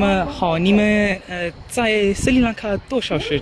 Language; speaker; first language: Chinese; non-native, learner; Sinhala